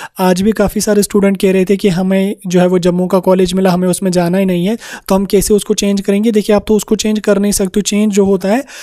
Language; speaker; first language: Hindi; non-native, local second language; Kashmiri